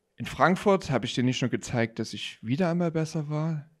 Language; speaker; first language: German; native; German